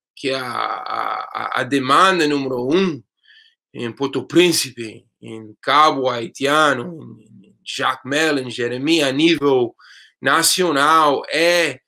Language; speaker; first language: Portuguese; non-native, fluent; English